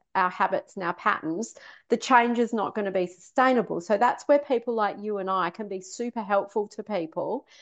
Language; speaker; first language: English; native; English